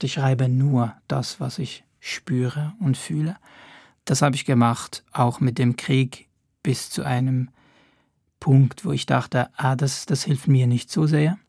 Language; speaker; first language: German; non-native, fluent; Arabic